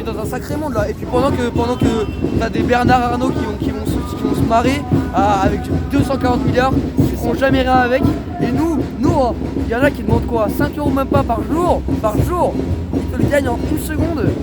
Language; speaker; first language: French; native; French